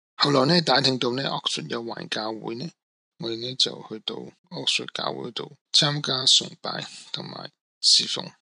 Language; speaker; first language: Cantonese; non-native, local second language; Min Nan Chinese